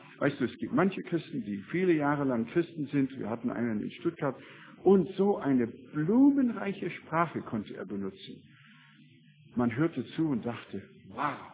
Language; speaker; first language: German; non-native, fluent; English